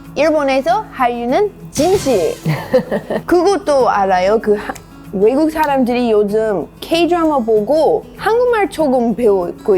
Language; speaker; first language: Korean; non-native, learner; English